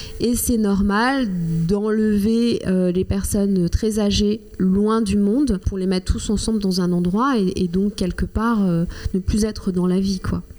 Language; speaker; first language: French; non-native, local second language; Kinyarwanda